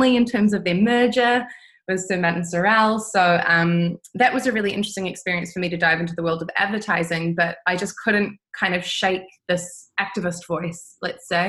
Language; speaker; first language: English; native; English